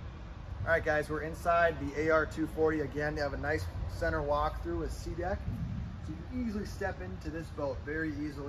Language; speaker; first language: English; native; English